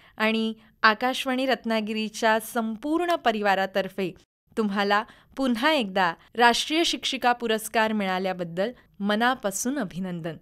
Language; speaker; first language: Marathi; native; Marathi